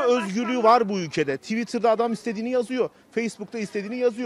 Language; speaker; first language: Turkish; native; Turkish